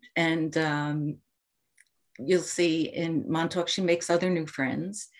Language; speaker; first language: English; native; English